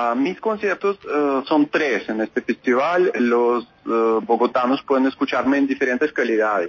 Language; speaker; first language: Spanish; non-native, fluent; Russian